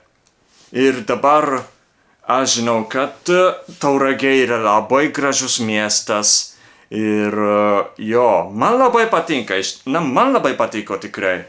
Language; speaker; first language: Lithuanian; non-native, learner; Japanese